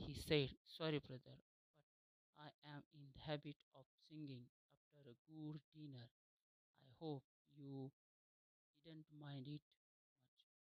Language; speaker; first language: English; non-native, local second language; Marathi